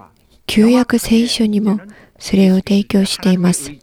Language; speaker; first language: Japanese; non-native, learner; Korean